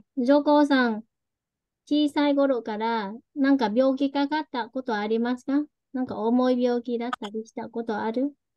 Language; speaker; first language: Japanese; non-native, fluent; Vietnamese